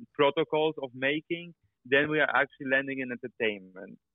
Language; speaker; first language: English; non-native, fluent; Polish